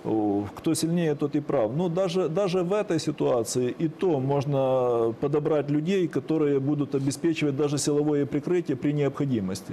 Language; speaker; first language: Russian; native; Russian